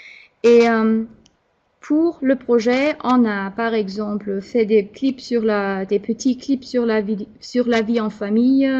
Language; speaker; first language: French; non-native, fluent; German